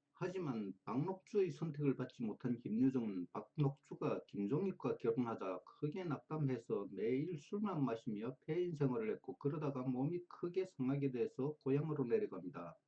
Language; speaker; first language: Korean; native; Korean